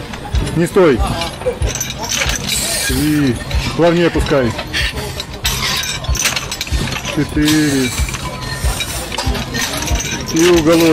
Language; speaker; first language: Russian; native; Russian